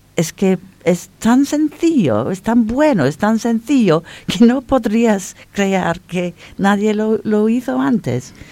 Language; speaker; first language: Spanish; non-native, fluent; English